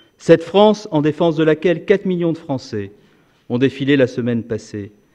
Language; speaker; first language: French; native; French